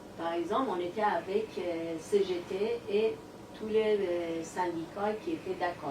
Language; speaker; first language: French; non-native, learner; Persian